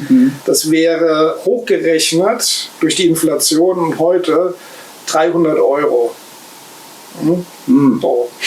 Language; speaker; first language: German; native; German